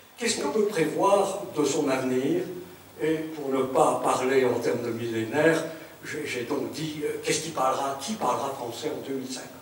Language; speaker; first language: French; native; French